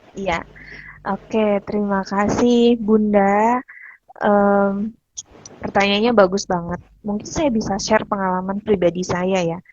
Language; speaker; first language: Indonesian; native; Indonesian